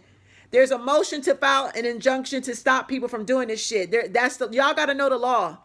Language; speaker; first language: English; native; English